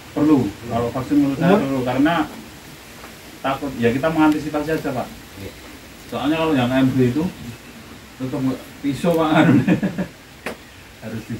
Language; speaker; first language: Indonesian; non-native, local second language; Javanese